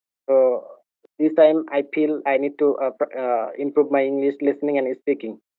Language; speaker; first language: English; non-native, learner; Bangla